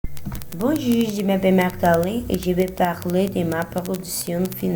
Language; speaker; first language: French; non-native, learner; Spanish